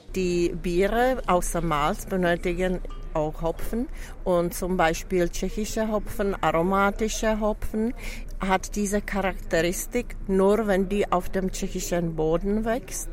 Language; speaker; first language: German; non-native, fluent; Czech